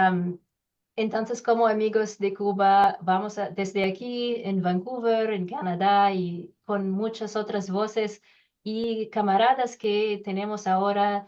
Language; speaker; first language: Spanish; non-native, learner; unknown